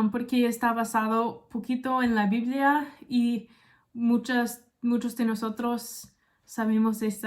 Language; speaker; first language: Spanish; non-native, learner; English